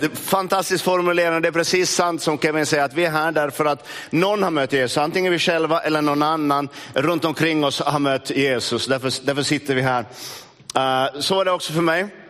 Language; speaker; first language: Swedish; native; Swedish